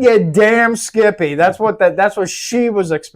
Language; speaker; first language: English; native; English